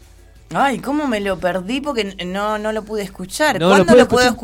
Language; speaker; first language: Spanish; native; Spanish